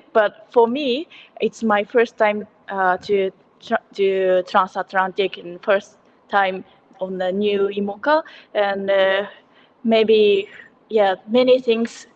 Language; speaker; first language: English; non-native, learner; Japanese